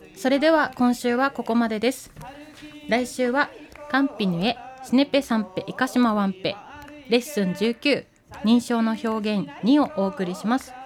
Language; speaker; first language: Japanese; native; Japanese